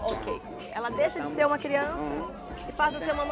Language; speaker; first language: Portuguese; native; Portuguese